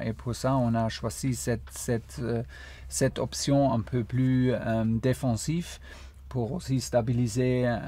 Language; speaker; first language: French; non-native, fluent; German